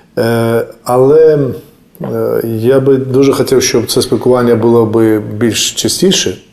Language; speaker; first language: Ukrainian; non-native, fluent; Georgian